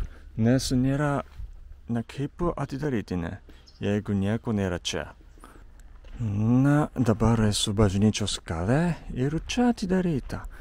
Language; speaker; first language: Lithuanian; non-native, learner; Japanese